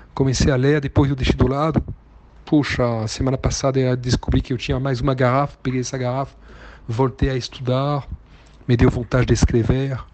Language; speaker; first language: Portuguese; non-native, fluent; French